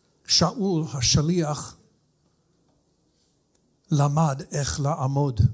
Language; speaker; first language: Hebrew; non-native, fluent; English